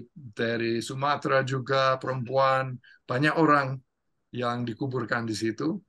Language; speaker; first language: Indonesian; non-native, fluent; English